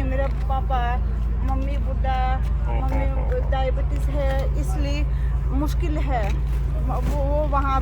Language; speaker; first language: Hindi; non-native, learner; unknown